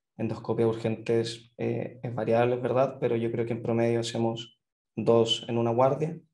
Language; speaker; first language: Spanish; native; Spanish